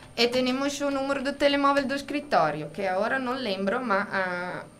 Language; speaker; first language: Portuguese; non-native, learner; Italian